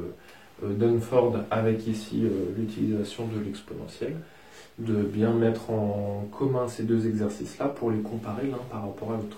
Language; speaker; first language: French; native; French